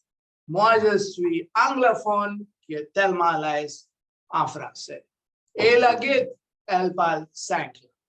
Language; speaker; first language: French; non-native, local second language; English